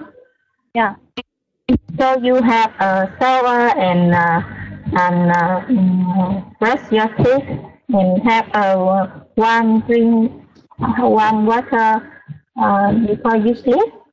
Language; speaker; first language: English; non-native, learner; Vietnamese